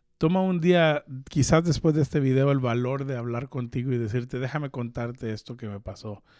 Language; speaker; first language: Spanish; early bilingual, heritage; Spanish